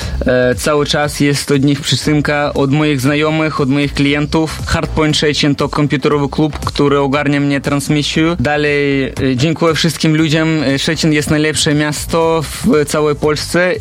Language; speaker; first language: Polish; non-native, learner; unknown